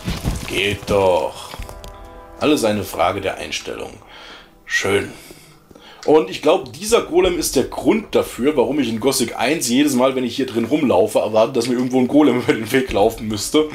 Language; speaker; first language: German; native; German